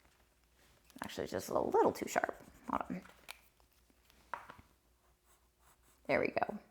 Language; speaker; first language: English; native; English